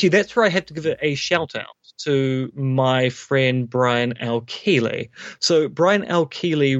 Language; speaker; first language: English; native; English